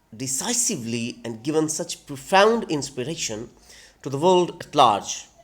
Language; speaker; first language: English; non-native, local second language; Urdu